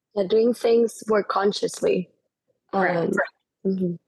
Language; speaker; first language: English; non-native, fluent; Spanish